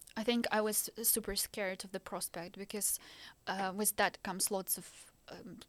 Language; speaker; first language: English; non-native, fluent; Ukrainian